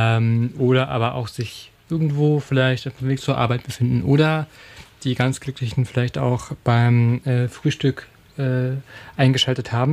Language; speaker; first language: German; native; German